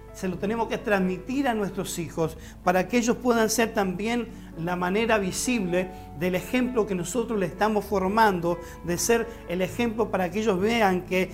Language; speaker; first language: Spanish; native; Spanish